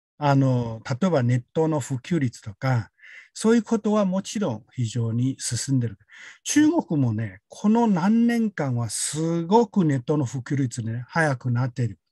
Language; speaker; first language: Japanese; non-native, fluent; Chinese